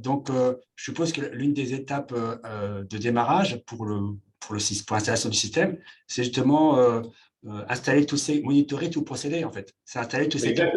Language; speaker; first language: French; native; French